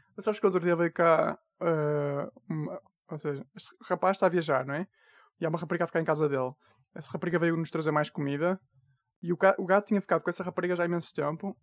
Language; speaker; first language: Portuguese; native; Portuguese